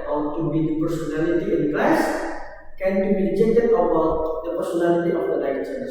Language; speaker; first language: English; non-native, learner; Indonesian